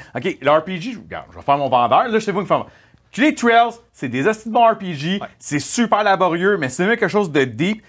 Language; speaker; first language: French; native; French